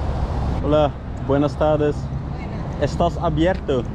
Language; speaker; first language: Spanish; non-native, learner; Dutch